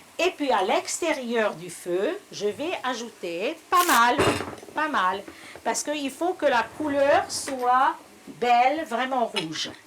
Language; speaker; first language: French; non-native, fluent; Hungarian